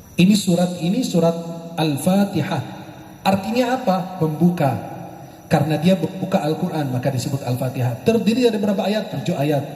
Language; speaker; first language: Indonesian; non-native, fluent; Arabic